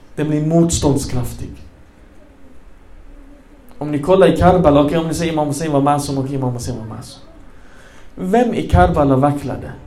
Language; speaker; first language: Swedish; early bilingual, other home language; Arabic